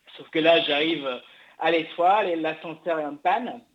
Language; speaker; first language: French; non-native, fluent; English